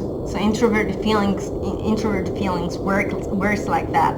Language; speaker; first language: English; non-native, fluent; Italian